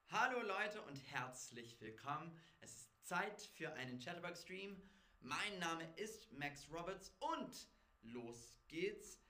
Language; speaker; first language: German; non-native, fluent; English